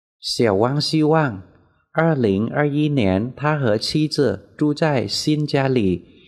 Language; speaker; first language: Chinese; non-native, fluent; Vietnamese